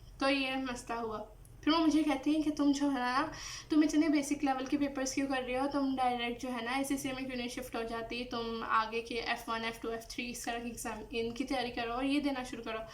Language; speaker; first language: Urdu; early bilingual, heritage; Urdu